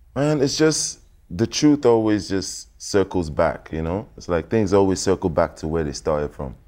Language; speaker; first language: English; non-native, local second language; Yoruba